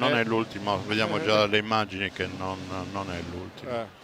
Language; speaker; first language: Italian; native; Italian